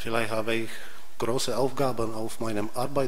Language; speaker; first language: German; non-native, fluent; Czech